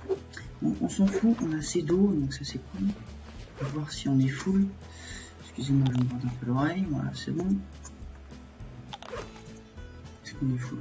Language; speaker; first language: French; native; French